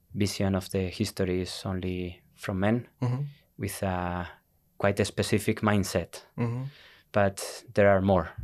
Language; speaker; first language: English; non-native, fluent; Spanish